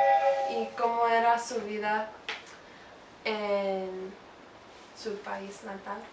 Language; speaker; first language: Spanish; non-native, learner; English